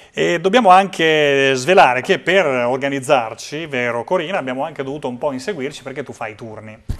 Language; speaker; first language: Italian; native; Italian